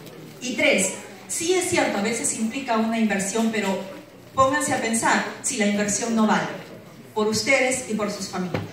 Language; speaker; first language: Spanish; native; Spanish